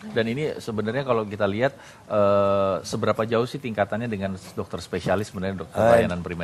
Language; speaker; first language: Indonesian; native; Indonesian